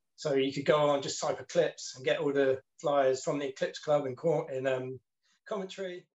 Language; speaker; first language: English; native; English